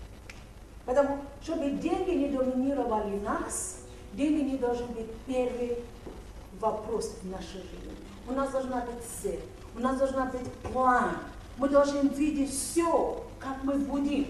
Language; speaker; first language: Russian; non-native, fluent; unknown